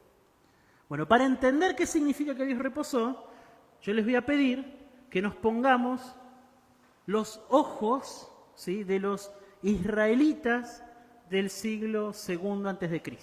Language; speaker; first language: Spanish; native; Spanish